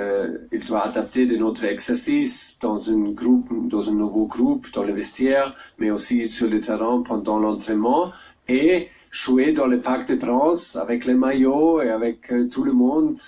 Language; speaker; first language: French; non-native, learner; German